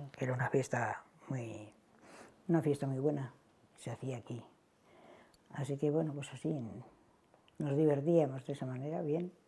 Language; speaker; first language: Spanish; native; Spanish